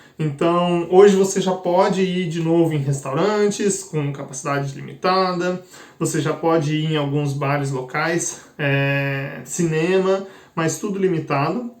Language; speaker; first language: Portuguese; native; Portuguese